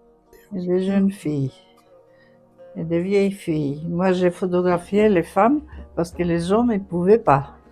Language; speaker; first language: French; non-native, fluent; Greek